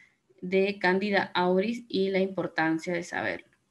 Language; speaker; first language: Spanish; native; Spanish